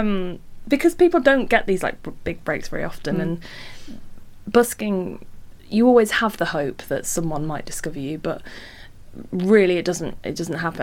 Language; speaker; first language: English; native; English